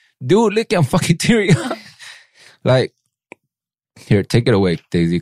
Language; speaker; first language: English; early bilingual, other home language; Spanish